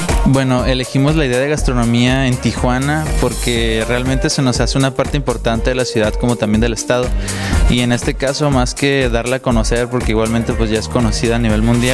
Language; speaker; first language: Spanish; native; Spanish